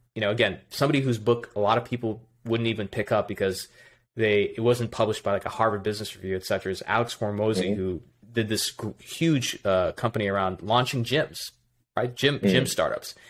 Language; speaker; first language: English; native; English